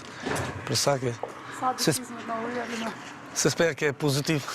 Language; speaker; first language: French; non-native, learner; Albanian